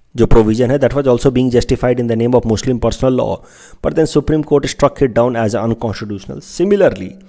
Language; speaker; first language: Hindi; non-native, local second language; Assamese